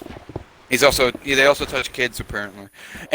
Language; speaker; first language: English; native; English